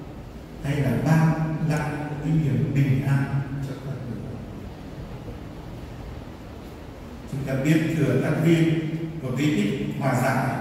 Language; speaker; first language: Vietnamese; native; Vietnamese